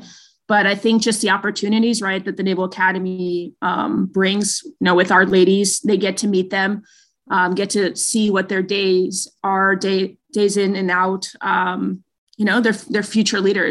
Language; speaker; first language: English; native; English